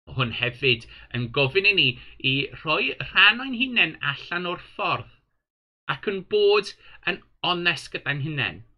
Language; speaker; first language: Welsh; non-native, local second language; English